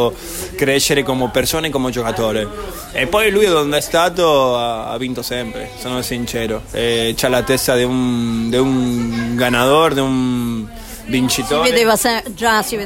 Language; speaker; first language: Italian; non-native, fluent; Spanish